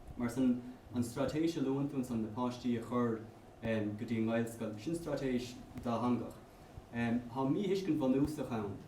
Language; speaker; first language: Irish; native; Irish